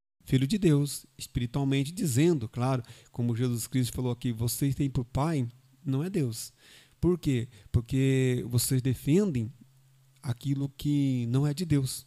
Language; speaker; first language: Portuguese; native; Portuguese